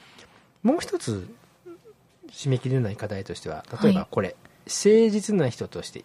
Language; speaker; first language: Japanese; native; Japanese